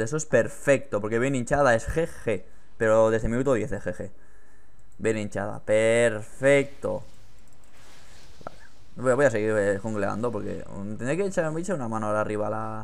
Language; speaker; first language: Spanish; native; Spanish